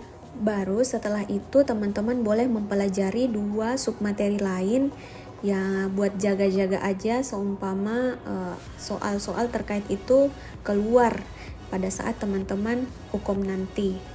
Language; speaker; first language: Indonesian; native; Indonesian